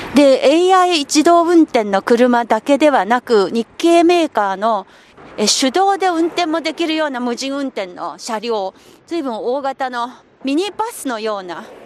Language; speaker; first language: Japanese; non-native, fluent; Chinese